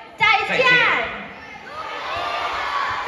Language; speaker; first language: Chinese; non-native, learner; Thai